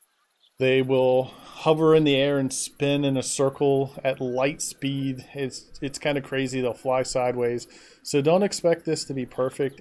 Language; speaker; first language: English; native; English